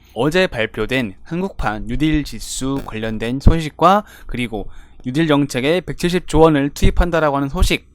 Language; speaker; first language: Korean; native; Korean